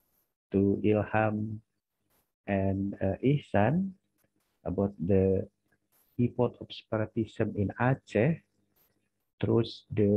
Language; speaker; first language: English; non-native, learner; Indonesian